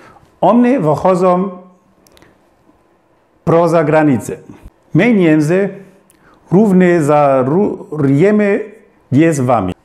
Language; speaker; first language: Polish; non-native, learner; German